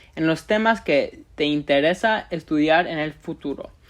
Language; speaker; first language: Spanish; early bilingual, other home language; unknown